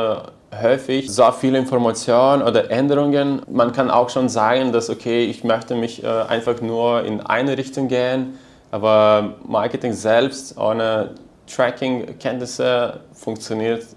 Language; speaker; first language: German; non-native, learner; Lithuanian